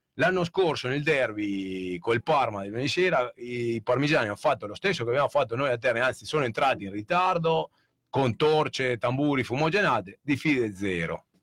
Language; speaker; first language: Italian; native; Italian